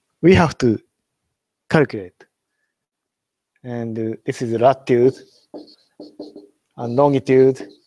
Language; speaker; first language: English; non-native, learner; Japanese